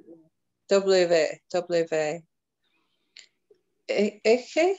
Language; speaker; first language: Spanish; non-native, learner; English